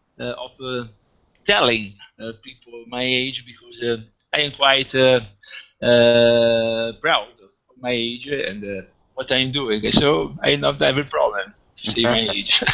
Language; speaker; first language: English; non-native, fluent; Italian